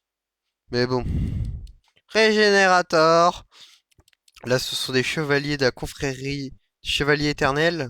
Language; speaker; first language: French; native; French